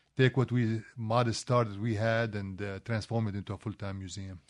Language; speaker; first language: English; non-native, fluent; Arabic